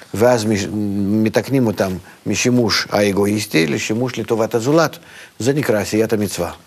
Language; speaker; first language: Hebrew; non-native, fluent; Russian